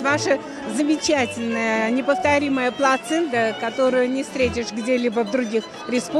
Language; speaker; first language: Russian; native; Russian